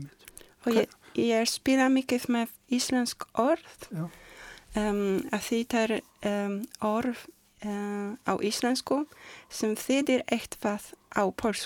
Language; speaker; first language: Icelandic; non-native, learner; Polish